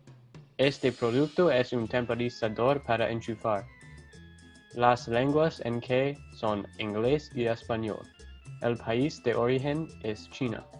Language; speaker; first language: Spanish; non-native, learner; English